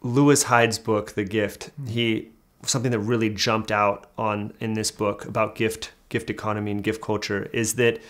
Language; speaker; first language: English; native; English